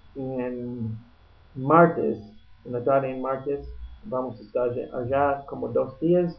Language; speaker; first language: Spanish; non-native, learner; English